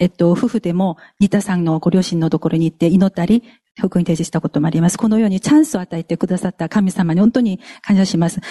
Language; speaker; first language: Japanese; non-native, fluent; Korean